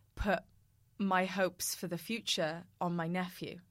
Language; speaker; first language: English; native; English